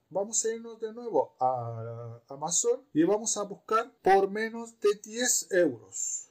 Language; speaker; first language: Spanish; non-native, fluent; Romanian